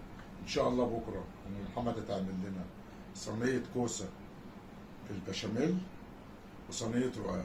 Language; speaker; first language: Arabic; native; Arabic